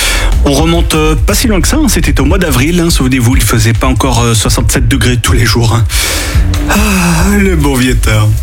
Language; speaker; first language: French; native; French